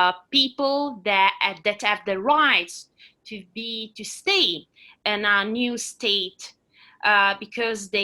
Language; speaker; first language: English; non-native, learner; Italian